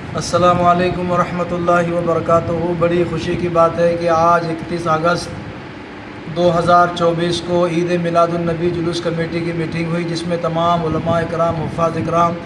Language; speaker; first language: Urdu; native; Urdu